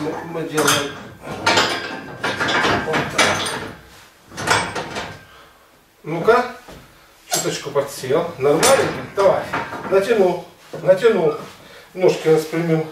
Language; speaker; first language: Russian; native; Russian